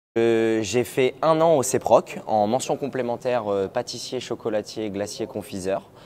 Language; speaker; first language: French; native; French